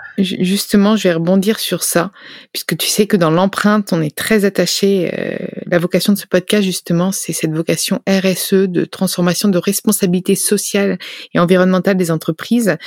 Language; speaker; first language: French; native; French